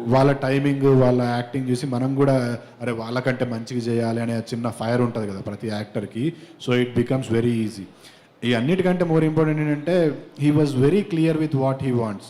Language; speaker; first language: Telugu; native; Telugu